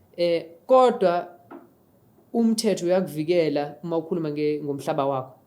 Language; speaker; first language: Zulu; non-native, local second language; English